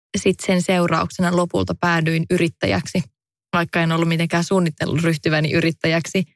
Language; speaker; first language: Finnish; native; Finnish